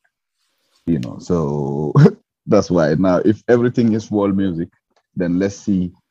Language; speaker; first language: English; non-native, local second language; Mandingo